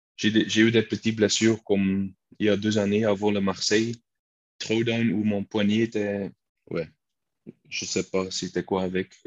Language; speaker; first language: French; non-native, local second language; Dutch